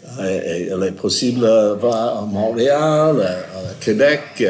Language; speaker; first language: French; non-native, learner; English